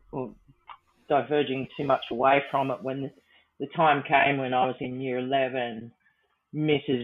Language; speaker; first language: English; native; English